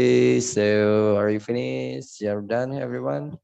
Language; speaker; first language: English; non-native, learner; Indonesian